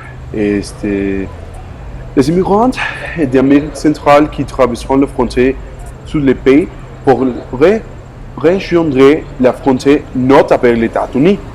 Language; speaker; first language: French; non-native, learner; Spanish